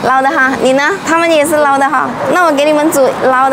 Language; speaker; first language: Chinese; non-native, fluent; Indonesian